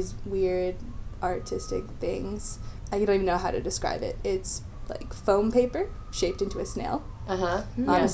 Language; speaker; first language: English; native; English